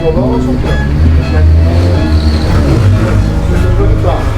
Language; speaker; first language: Portuguese; native; Portuguese